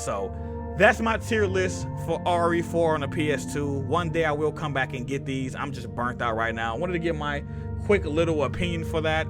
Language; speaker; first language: English; native; English